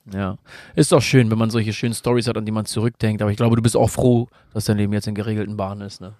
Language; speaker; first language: German; native; German